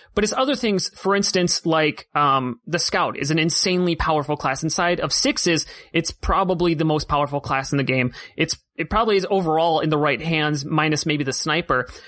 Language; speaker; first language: English; native; English